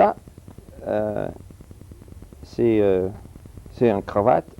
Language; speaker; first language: French; early bilingual, heritage; English